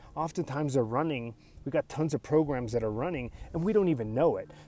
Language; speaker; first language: English; early bilingual, other home language; Spanish